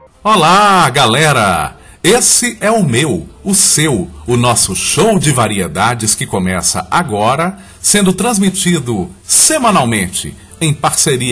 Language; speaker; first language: Portuguese; native; Portuguese